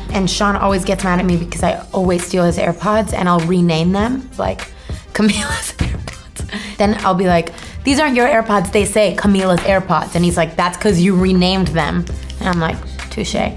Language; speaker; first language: English; native; English